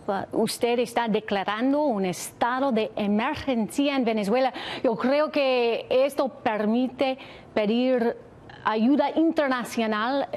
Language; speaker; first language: Spanish; non-native, learner; English